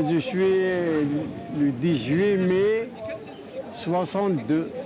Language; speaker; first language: French; non-native, local second language; Arabic